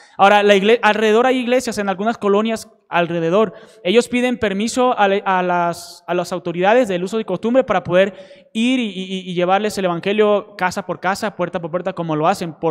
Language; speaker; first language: Spanish; native; Spanish